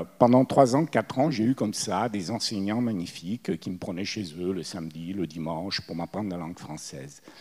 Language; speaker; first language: French; early bilingual, other home language; Italian